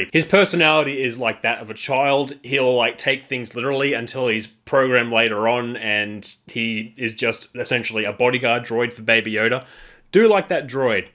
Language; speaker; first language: English; native; English